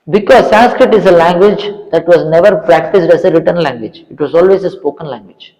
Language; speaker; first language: English; non-native, local second language; Kannada